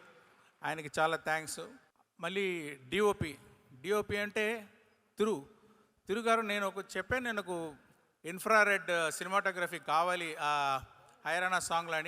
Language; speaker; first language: Telugu; non-native, learner; Tamil